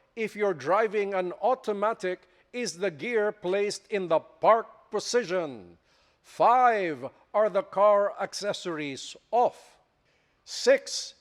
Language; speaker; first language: English; non-native, local second language; Filipino